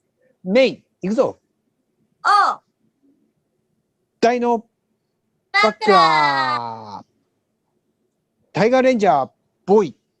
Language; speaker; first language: Japanese; native; Japanese